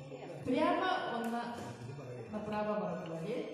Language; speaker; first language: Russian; non-native, local second language; Yakut